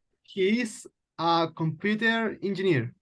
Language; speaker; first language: English; non-native, learner; Spanish